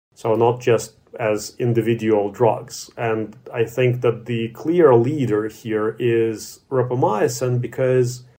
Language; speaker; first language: English; non-native, fluent; Latvian